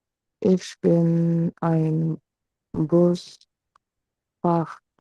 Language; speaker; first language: German; non-native, learner; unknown